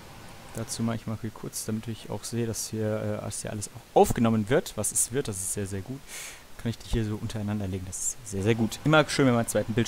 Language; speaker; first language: German; native; German